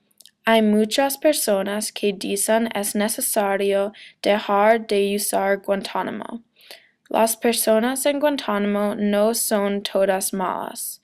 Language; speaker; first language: Spanish; non-native, learner; English